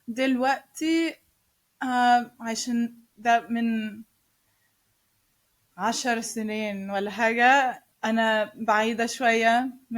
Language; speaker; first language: Arabic; non-native, learner; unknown